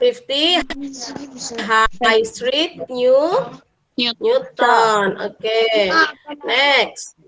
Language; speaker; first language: English; non-native, fluent; Indonesian